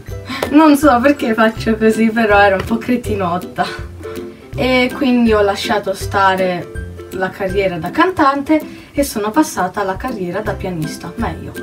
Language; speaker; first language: Italian; native; Italian